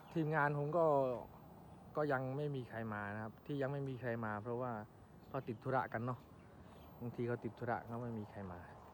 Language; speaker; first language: Thai; non-native, local second language; Khmer